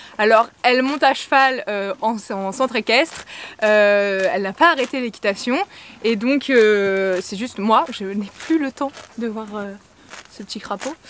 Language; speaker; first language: French; native; French